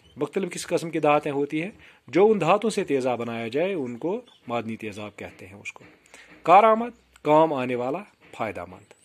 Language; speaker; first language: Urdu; non-native, local second language; Kashmiri